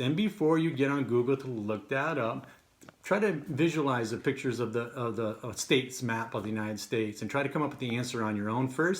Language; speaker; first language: English; native; English